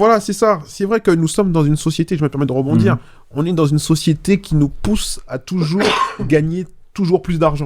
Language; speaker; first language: French; native; French